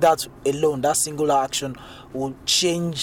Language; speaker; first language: English; non-native, local second language; Yoruba